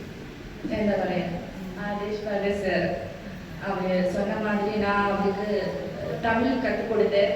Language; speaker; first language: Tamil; non-native, learner; Malayalam